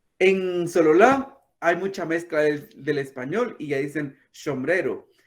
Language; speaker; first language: Spanish; non-native, local second language; Kaqchikel